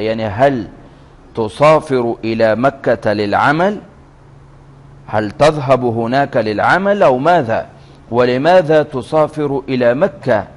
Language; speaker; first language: Arabic; non-native, fluent; Urdu